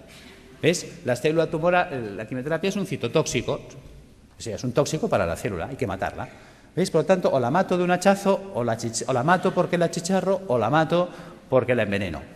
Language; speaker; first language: Spanish; native; Spanish